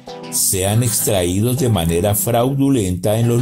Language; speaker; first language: Spanish; native; Spanish